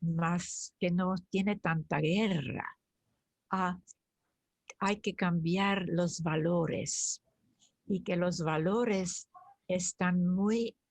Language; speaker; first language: Spanish; early bilingual, other home language; German